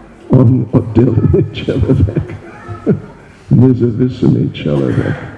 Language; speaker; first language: Russian; non-native, learner; English